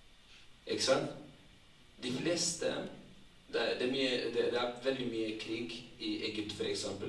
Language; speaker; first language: Norwegian; non-native, fluent; Tigrinya